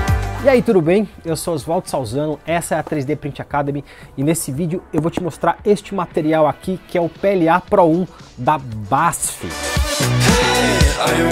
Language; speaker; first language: Portuguese; native; Portuguese